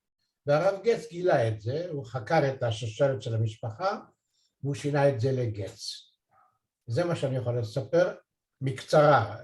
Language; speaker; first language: Hebrew; early bilingual, other home language; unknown